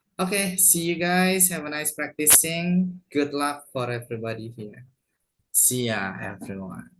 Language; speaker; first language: English; non-native, fluent; Indonesian